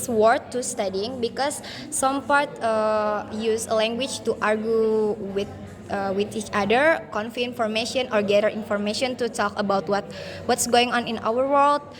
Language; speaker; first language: English; non-native, learner; Indonesian